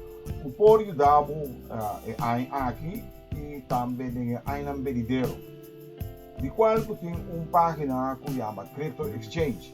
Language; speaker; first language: Portuguese; non-native, learner; Papiamento